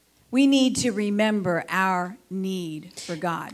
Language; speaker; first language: English; native; English